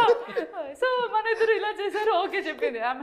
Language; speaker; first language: Telugu; non-native, learner; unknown